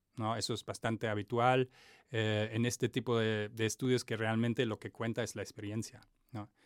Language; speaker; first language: Spanish; non-native, fluent; German